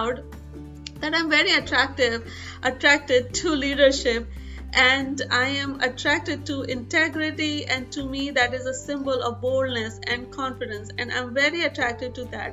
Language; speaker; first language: English; non-native, local second language; Hindi